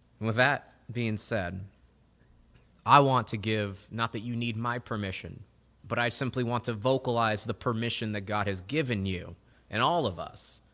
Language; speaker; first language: English; native; English